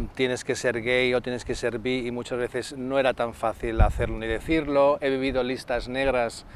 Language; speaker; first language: Spanish; native; Spanish